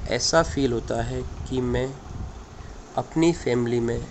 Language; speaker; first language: Hindi; native; Hindi